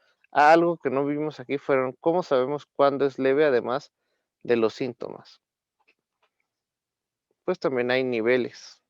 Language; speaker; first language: Spanish; native; Spanish